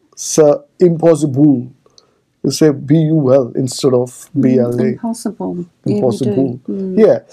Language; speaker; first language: English; non-native, local second language; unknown